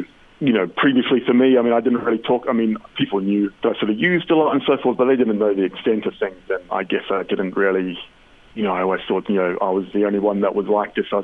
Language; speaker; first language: English; native; English